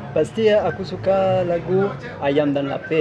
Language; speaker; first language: Indonesian; non-native, learner; French